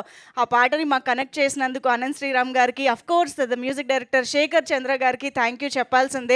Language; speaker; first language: Telugu; native; Telugu